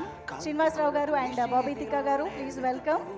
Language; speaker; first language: Telugu; native; Telugu